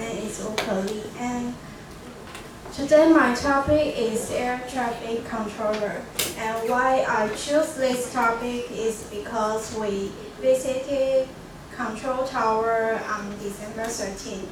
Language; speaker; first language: English; non-native, learner; Chinese